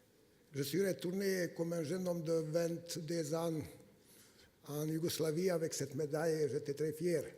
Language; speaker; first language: French; non-native, fluent; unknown